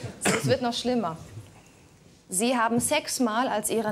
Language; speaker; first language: German; native; German